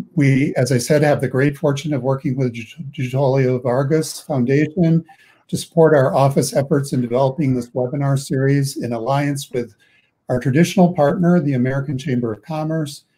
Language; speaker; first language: English; native; English